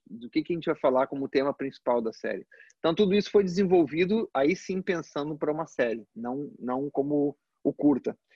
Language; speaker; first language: Portuguese; early bilingual, other home language; Spanish